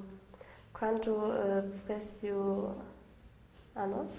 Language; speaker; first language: Spanish; non-native, learner; German